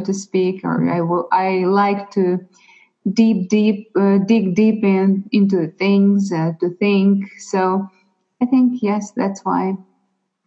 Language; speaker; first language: English; non-native, fluent; Russian